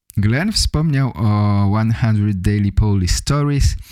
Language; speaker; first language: Polish; native; Polish